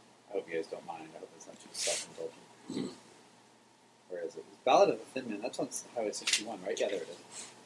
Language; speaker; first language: English; native; English